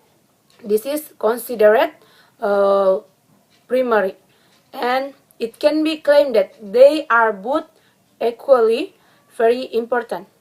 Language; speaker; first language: English; non-native, learner; Indonesian